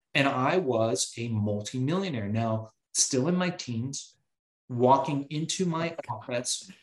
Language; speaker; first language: English; early bilingual, other home language; Persian